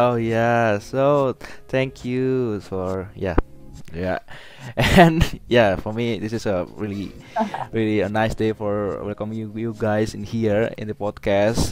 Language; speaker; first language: English; non-native, learner; Indonesian